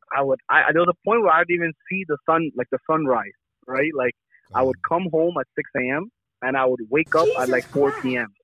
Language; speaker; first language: English; native; English